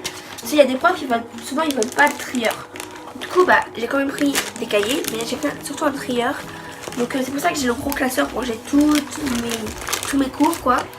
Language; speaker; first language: French; native; French